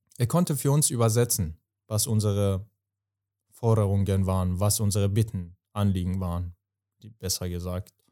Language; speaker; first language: German; non-native, fluent; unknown